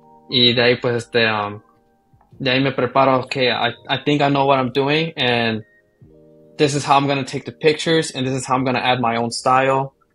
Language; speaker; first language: English; early bilingual, other home language; Spanish